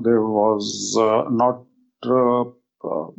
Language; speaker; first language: English; non-native, local second language; Hindi